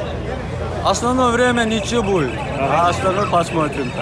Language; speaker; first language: Russian; non-native, fluent; Uzbek